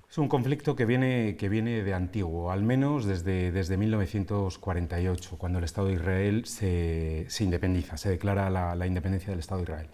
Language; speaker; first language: Spanish; native; Spanish